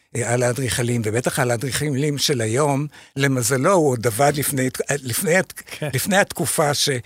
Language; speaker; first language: Hebrew; native; Hebrew